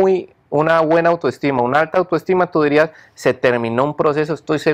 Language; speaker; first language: Spanish; native; Spanish